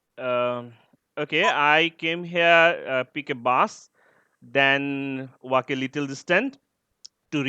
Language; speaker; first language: English; non-native, learner; Bangla